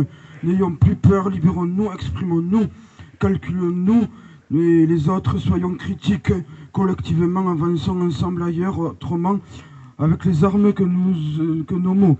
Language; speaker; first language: French; native; French